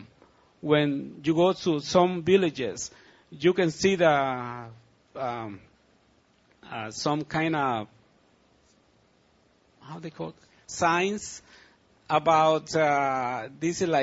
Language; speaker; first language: English; non-native, learner; Spanish